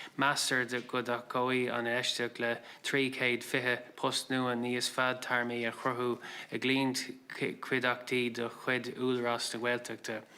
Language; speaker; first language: Irish; non-native, local second language; English